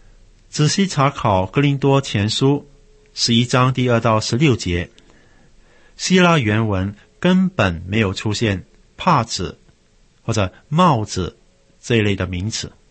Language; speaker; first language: Chinese; native; Chinese